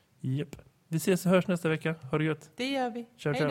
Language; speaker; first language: Swedish; native; Swedish